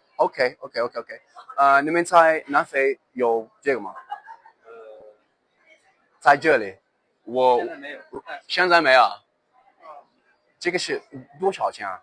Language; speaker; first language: Chinese; non-native, learner; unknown